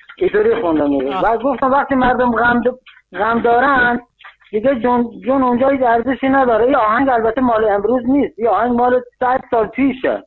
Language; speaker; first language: Persian; non-native, local second language; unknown